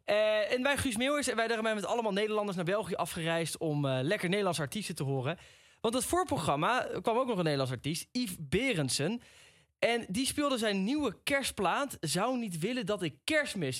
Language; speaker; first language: Dutch; native; Dutch